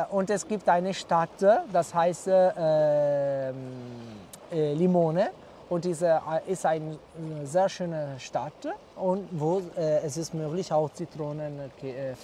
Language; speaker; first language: German; non-native, learner; Italian